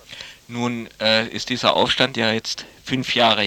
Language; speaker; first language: German; native; German